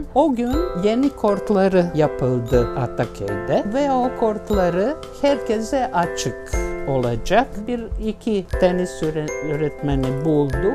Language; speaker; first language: Turkish; non-native, fluent; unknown